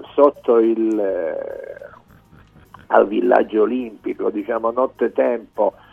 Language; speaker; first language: Italian; non-native, local second language; Sicilian